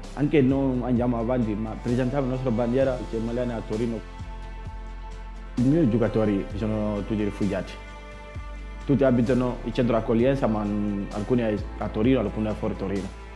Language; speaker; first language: Italian; non-native, learner; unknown